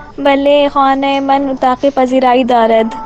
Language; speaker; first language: Persian; non-native, learner; Urdu